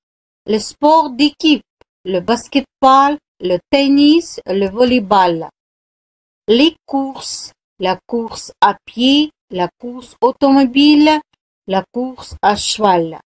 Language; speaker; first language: French; non-native, fluent; Kazakh